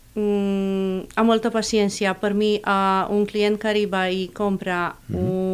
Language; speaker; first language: Catalan; non-native, fluent; Spanish